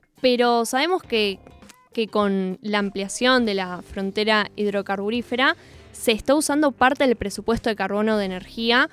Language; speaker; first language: Spanish; native; Spanish